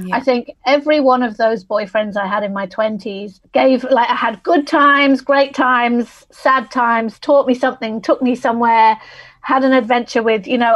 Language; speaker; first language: English; native; English